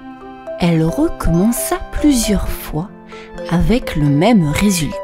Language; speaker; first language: French; native; French